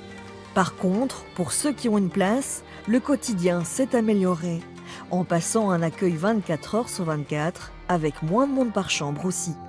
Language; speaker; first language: French; native; French